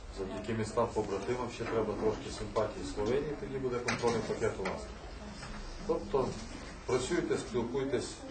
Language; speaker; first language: Ukrainian; native; Ukrainian